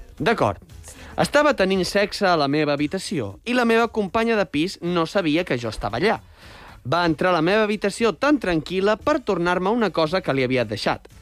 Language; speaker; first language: Catalan; native; Catalan